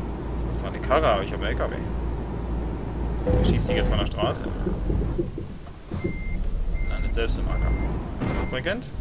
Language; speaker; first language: German; native; German